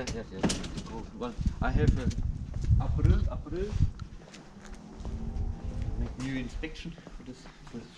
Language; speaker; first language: English; non-native, learner; German